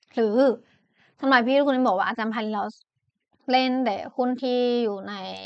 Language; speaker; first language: Thai; non-native, fluent; Chinese